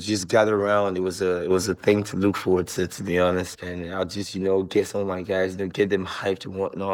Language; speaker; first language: English; non-native, local second language; Igbo